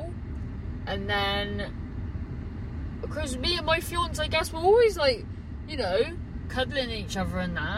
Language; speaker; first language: English; native; English